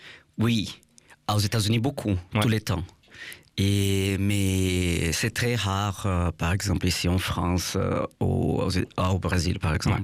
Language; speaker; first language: French; non-native, fluent; Portuguese